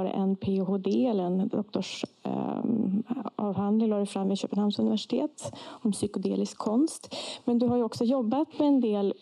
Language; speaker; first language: Swedish; native; Swedish